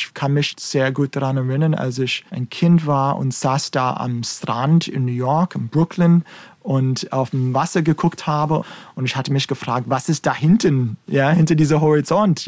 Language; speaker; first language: German; non-native, fluent; English